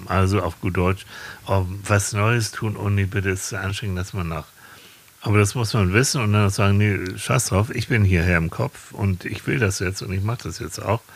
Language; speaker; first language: German; native; German